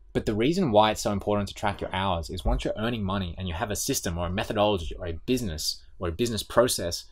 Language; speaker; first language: English; native; English